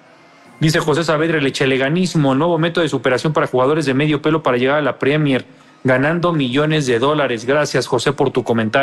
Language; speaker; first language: Spanish; native; Spanish